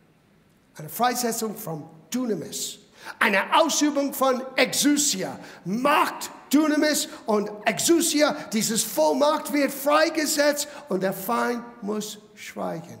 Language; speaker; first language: German; non-native, fluent; English